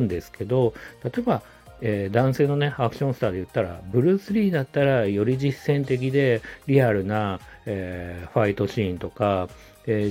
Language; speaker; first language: Japanese; native; Japanese